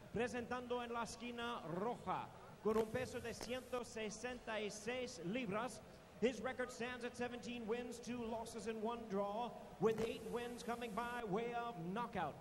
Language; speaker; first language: English; native; English